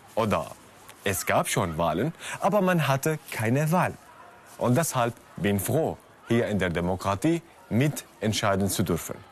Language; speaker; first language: German; non-native, fluent; Arabic